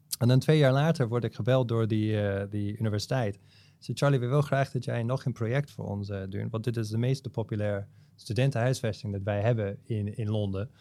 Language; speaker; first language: Dutch; non-native, fluent; English